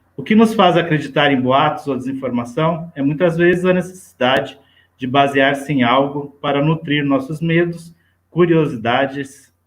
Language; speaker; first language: Portuguese; native; Portuguese